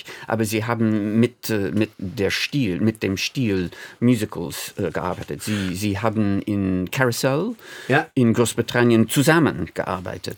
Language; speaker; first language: German; non-native, fluent; English